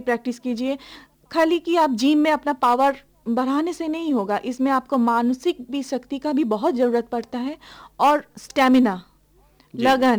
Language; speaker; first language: Hindi; non-native, local second language; Bangla